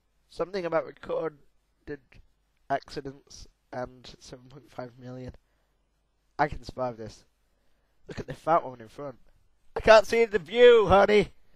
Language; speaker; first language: English; native; English